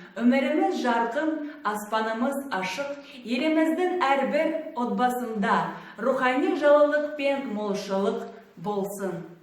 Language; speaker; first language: Kazakh; non-native, local second language; Ingush